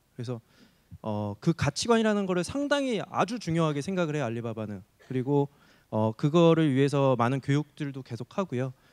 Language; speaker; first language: Korean; native; Korean